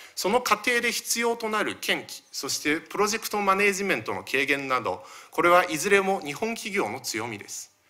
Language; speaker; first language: Japanese; early bilingual, other home language; Chinese